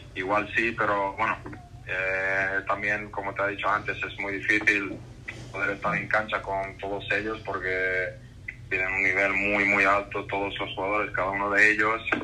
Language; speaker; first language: Spanish; non-native, fluent; Croatian